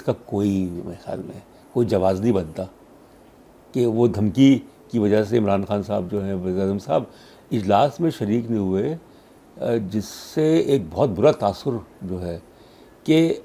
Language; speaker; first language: Urdu; native; Urdu